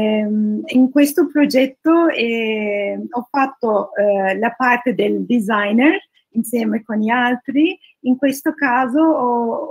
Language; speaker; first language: Italian; non-native, learner; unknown